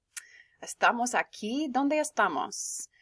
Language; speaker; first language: Spanish; non-native, fluent; English